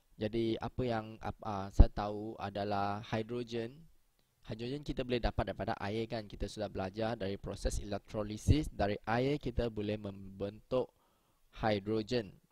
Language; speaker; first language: Malay; native; Malay